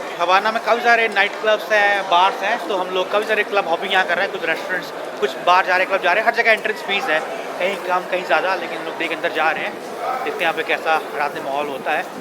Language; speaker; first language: Hindi; native; Hindi